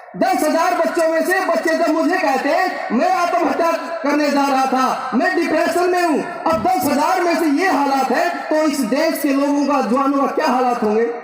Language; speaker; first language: Hindi; native; Hindi